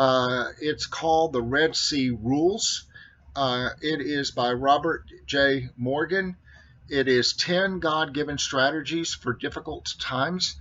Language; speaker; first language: English; native; English